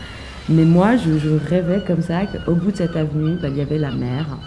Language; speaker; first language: French; native; French